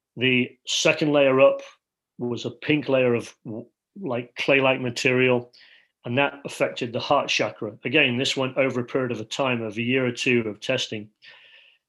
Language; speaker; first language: English; native; English